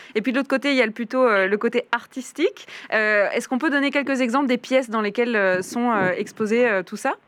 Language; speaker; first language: French; native; French